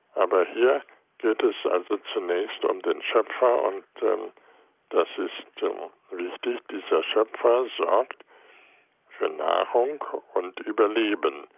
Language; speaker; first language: German; native; German